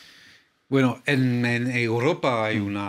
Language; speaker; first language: Spanish; non-native, fluent; French